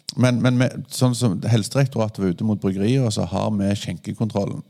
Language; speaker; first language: Norwegian; native; Norwegian